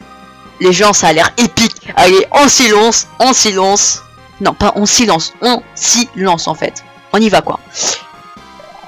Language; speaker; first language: French; native; French